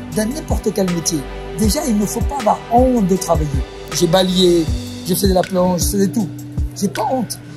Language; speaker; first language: French; non-native, fluent; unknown